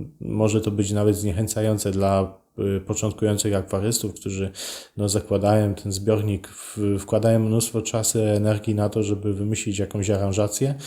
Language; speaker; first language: Polish; native; Polish